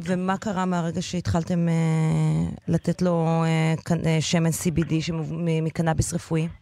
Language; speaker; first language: Hebrew; native; Hebrew